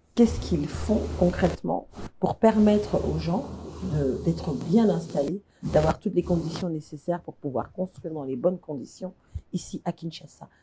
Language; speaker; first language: French; non-native, local second language; Lingala